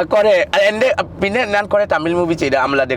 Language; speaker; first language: Malayalam; non-native, local second language; Assamese